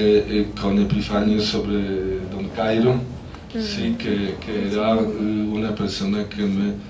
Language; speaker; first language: Spanish; non-native, fluent; Polish